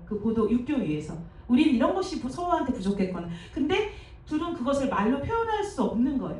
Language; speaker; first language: Korean; native; Korean